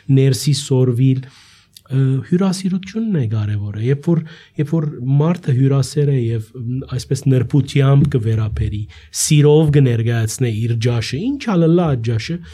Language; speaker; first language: Armenian; early bilingual, heritage; Armenian